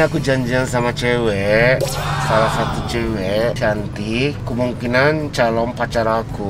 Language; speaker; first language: Indonesian; non-native, fluent; Japanese